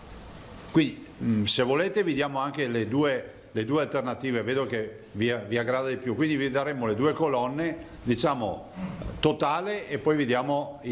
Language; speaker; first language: Italian; native; Italian